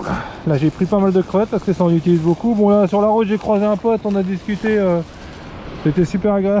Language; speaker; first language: French; native; French